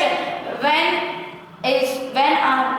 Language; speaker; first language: English; non-native, learner; Hindi